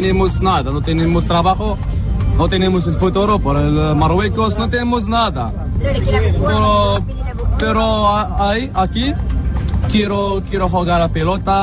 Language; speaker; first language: Spanish; non-native, learner; Arabic